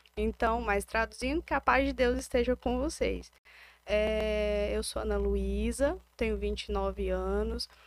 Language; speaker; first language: Portuguese; native; Portuguese